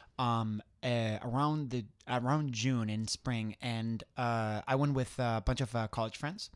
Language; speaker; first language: English; non-native, fluent; Spanish